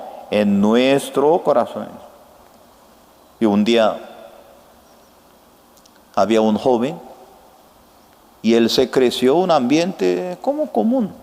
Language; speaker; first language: Spanish; non-native, fluent; Korean